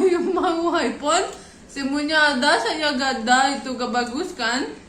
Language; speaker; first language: Indonesian; non-native, learner; Russian